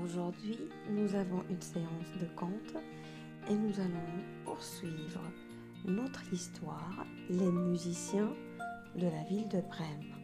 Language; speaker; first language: French; non-native, local second language; Arabic